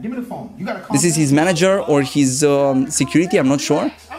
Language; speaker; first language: English; non-native, fluent; Romanian